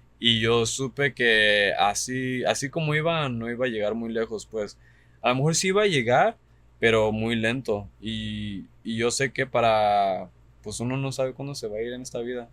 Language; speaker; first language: Spanish; early bilingual, heritage; Spanish